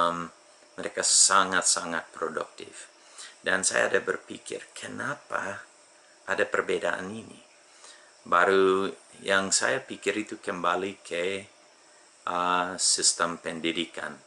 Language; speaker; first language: Indonesian; non-native, fluent; English